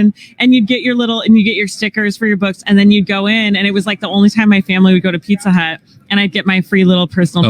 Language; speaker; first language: English; native; English